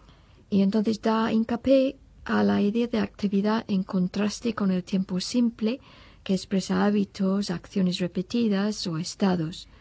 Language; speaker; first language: Spanish; non-native, fluent; English